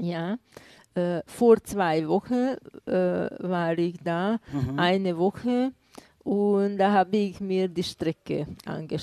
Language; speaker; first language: German; non-native, fluent; Hungarian